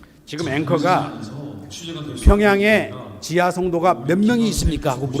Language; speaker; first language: Korean; native; Korean